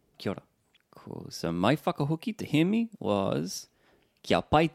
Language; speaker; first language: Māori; non-native, local second language; English